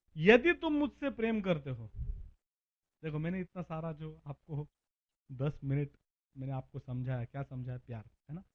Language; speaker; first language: Hindi; non-native, local second language; Marathi